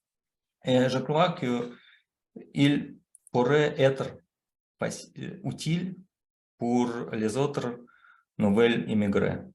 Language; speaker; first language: French; non-native, fluent; Russian